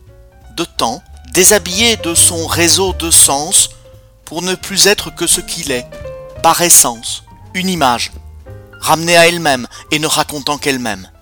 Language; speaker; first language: French; native; French